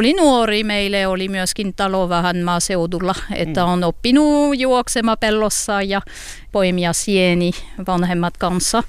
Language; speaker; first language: Finnish; non-native, learner; French